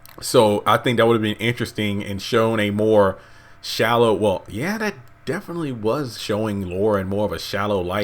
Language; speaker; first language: English; native; English